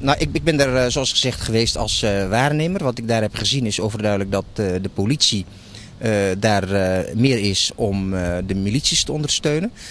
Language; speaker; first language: Dutch; early bilingual, other home language; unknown